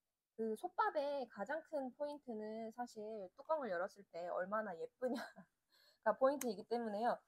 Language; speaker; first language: Korean; native; Korean